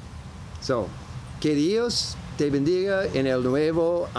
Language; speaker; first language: Spanish; non-native, learner; English